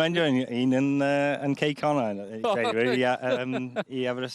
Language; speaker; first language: Welsh; non-native, local second language; English